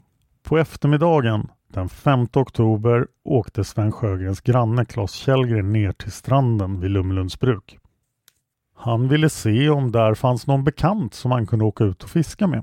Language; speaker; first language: Swedish; native; Swedish